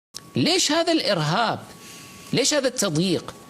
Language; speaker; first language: Arabic; native; Arabic